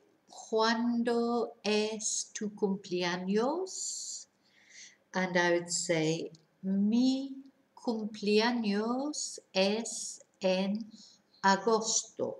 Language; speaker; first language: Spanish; non-native, fluent; English